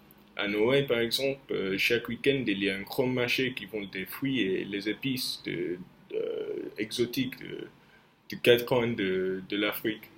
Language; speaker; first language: French; non-native, fluent; English